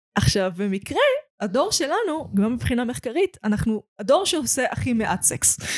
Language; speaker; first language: Hebrew; native; Hebrew